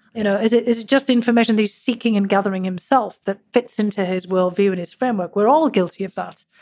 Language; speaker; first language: English; native; English